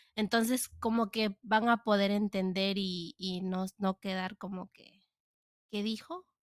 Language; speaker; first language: Spanish; native; Spanish